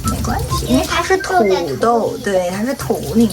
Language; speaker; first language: Chinese; native; Chinese